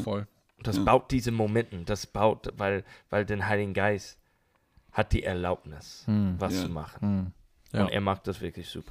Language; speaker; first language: German; non-native, learner; English